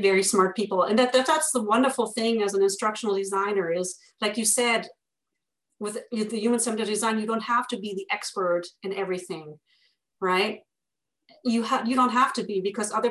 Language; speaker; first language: English; non-native, fluent; German